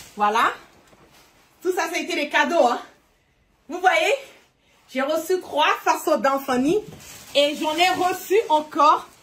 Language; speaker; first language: French; early bilingual, heritage; French